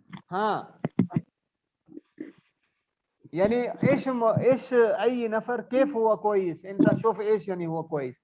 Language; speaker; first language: Arabic; non-native, learner; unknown